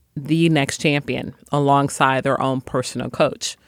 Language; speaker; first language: English; native; English